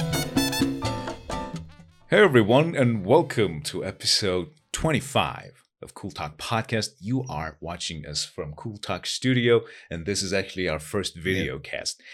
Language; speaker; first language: English; non-native, fluent; Persian